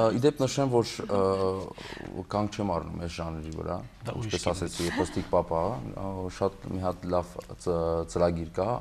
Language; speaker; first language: Armenian; native; Armenian